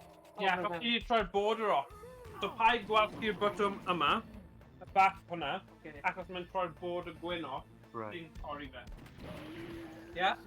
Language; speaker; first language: Welsh; native; Welsh